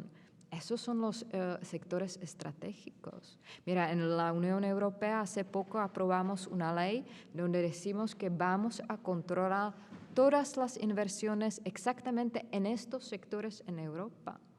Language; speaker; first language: Spanish; non-native, fluent; Czech